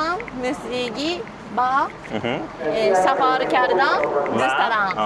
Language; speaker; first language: Persian; non-native, learner; Japanese